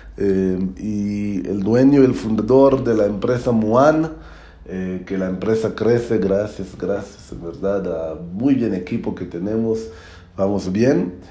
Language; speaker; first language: Spanish; non-native, learner; Hebrew